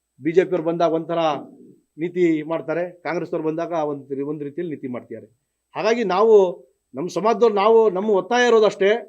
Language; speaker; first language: Kannada; non-native, local second language; Lambadi